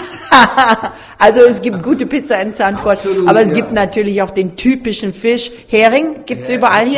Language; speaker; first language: German; native; German